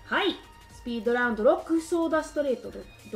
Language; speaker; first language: Japanese; non-native, learner; English